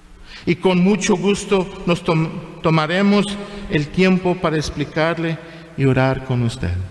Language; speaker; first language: Spanish; non-native, fluent; English